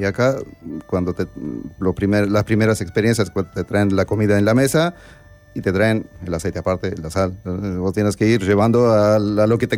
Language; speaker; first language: Spanish; non-native, fluent; Armenian